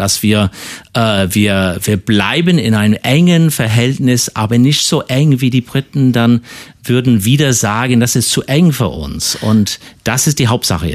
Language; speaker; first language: German; non-native, fluent; English